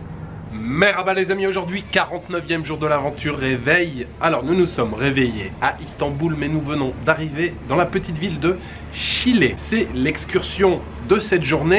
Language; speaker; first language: French; native; French